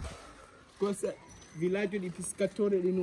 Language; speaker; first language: Italian; non-native, learner; Swahili